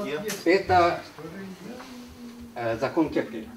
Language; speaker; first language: Russian; non-native, learner; Japanese